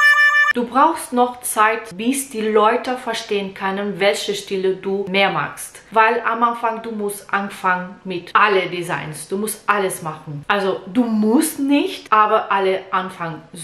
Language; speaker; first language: German; non-native, learner; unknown